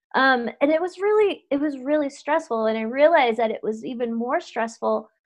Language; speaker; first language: English; native; English